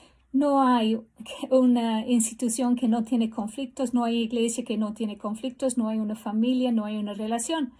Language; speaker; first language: Spanish; non-native, fluent; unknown